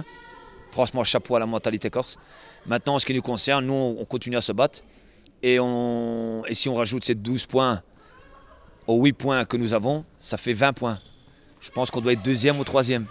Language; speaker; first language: French; native; French